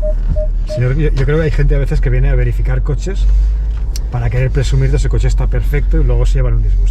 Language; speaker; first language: Spanish; native; Spanish